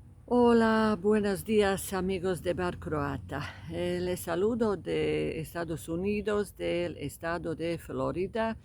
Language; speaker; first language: Spanish; non-native, fluent; Croatian